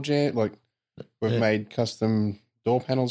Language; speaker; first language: English; native; English